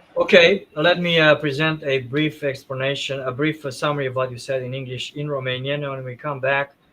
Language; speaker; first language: English; non-native, fluent; Romanian